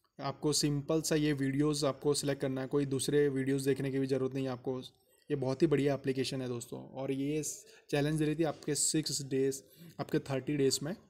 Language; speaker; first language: Hindi; native; Hindi